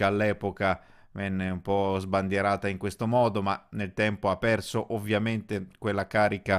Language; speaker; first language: Italian; native; Italian